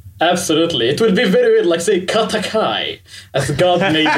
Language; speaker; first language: English; non-native, fluent; Arabic